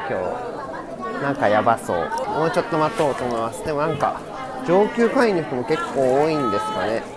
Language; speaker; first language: Japanese; native; Japanese